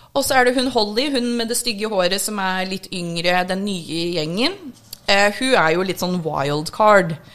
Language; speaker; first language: Norwegian; early bilingual, other home language; English